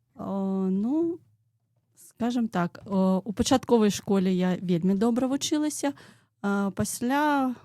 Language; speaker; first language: Belarusian; native; Belarusian